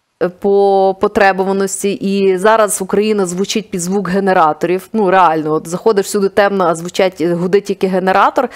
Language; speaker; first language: Ukrainian; native; Ukrainian